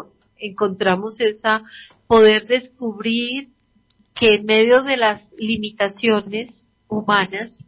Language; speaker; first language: Spanish; native; Spanish